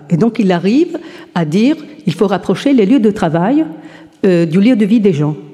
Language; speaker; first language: French; non-native, fluent; Italian